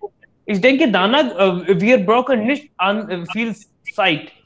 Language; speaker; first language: German; non-native, learner; Hindi